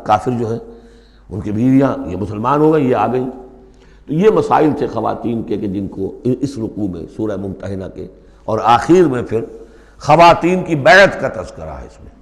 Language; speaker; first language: Urdu; native; Urdu